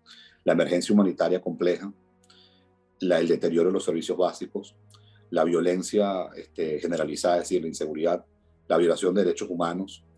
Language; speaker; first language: Spanish; native; Spanish